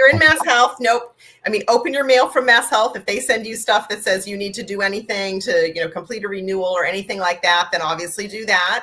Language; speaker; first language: English; native; English